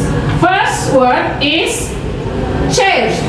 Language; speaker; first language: English; non-native, learner; Indonesian